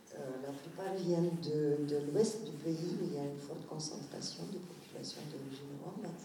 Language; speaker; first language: French; non-native, fluent; Romanian